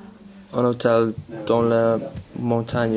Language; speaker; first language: French; non-native, learner; English